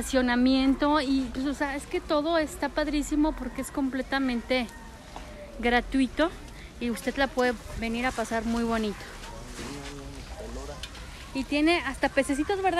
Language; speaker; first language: Spanish; native; Spanish